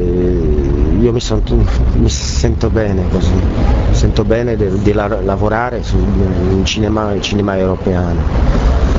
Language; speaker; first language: Italian; non-native, learner; Czech